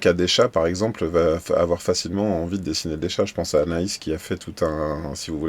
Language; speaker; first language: French; native; French